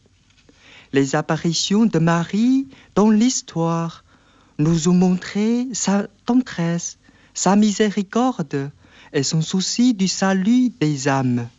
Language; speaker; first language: French; non-native, fluent; Chinese